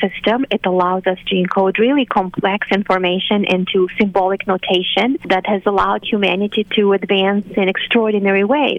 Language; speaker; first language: English; non-native, fluent; Romanian